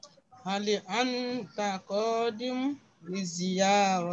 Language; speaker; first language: Arabic; non-native, learner; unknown